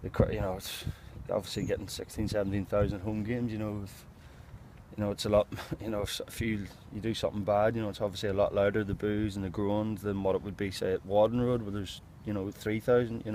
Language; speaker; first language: English; native; English